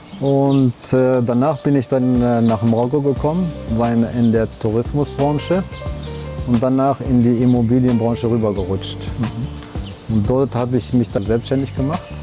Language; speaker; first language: German; early bilingual, other home language; Arabic